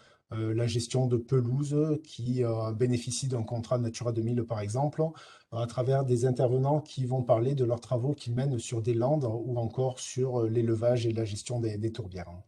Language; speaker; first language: French; native; French